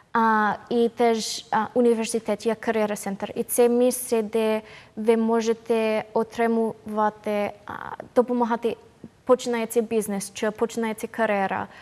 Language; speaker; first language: Ukrainian; non-native, learner; English